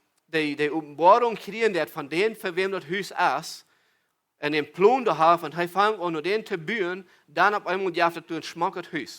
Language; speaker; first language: German; non-native, learner; Plautdietsch